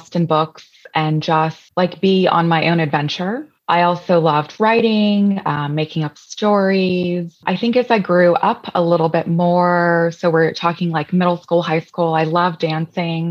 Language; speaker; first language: English; native; English